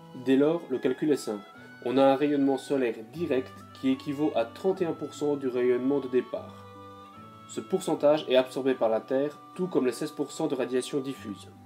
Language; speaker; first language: French; native; French